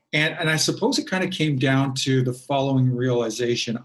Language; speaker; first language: English; native; English